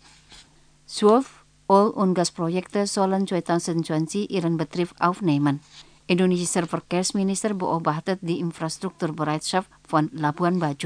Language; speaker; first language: German; non-native, fluent; Indonesian